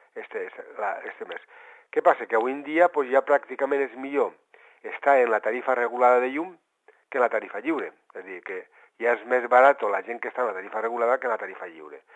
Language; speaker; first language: Catalan; native; Catalan